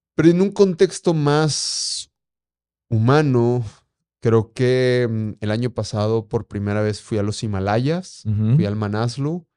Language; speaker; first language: Spanish; native; Spanish